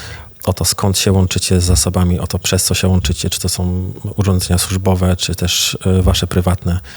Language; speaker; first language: Polish; native; Polish